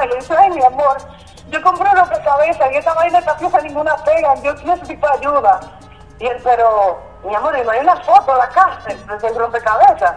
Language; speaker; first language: Spanish; native; Spanish